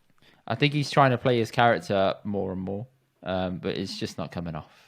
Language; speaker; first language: English; early bilingual, other home language; Punjabi